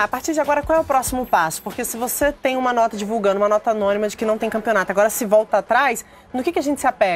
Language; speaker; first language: Portuguese; native; Portuguese